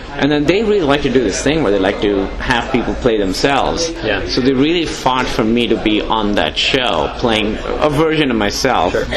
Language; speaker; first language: English; non-native, local second language; Urdu